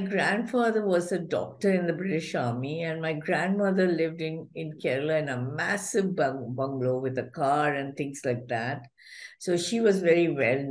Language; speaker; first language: English; non-native, local second language; Malayalam